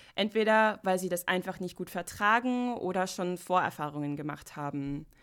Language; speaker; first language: German; non-native, fluent; English